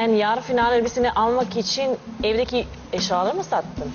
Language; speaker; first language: Turkish; non-native, learner; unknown